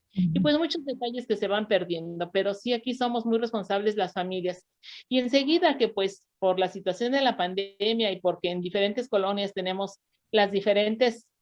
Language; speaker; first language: Spanish; native; Spanish